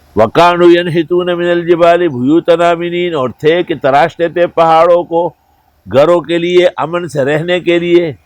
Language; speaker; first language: Urdu; non-native, local second language; Pashto